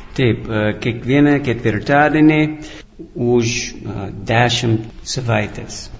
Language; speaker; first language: Lithuanian; non-native, learner; English